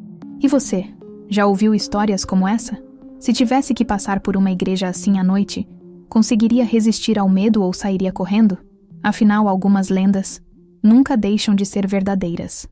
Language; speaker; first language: Portuguese; native; Portuguese